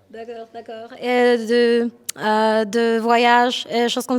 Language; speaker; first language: French; non-native, learner; Polish